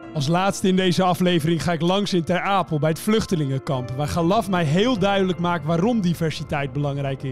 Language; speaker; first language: Dutch; native; Dutch